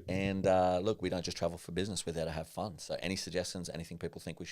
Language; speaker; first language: English; native; English